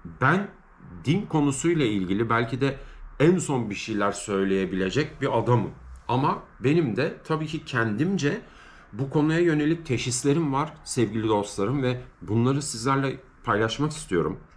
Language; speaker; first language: Turkish; native; Turkish